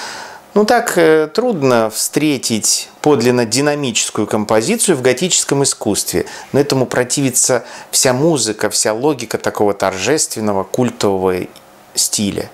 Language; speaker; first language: Russian; native; Russian